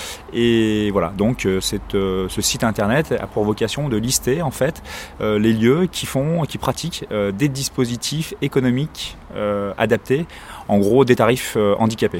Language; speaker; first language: French; native; French